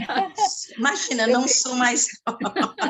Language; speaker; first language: Portuguese; non-native, learner; Japanese